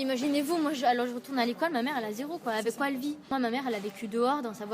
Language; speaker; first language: French; native; French